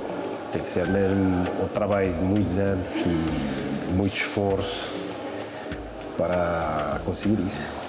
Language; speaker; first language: Portuguese; non-native, fluent; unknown